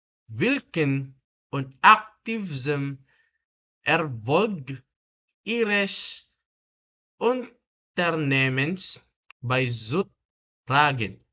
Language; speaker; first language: German; non-native, learner; Filipino